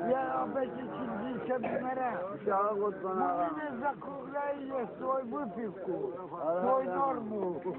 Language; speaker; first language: Russian; non-native, local second language; Azerbaijani